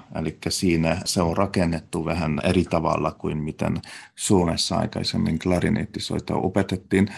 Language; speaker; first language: Finnish; native; Finnish